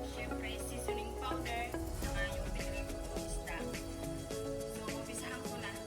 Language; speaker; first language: Filipino; non-native, local second language; Iloko